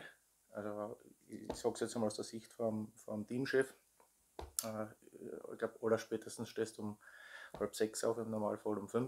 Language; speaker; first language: German; native; German